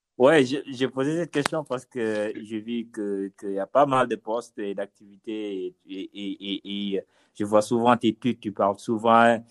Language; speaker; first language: French; non-native, local second language; Wolof